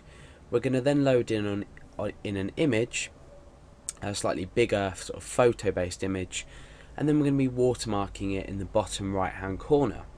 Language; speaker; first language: English; native; English